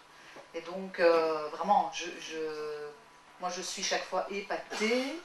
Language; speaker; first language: French; native; French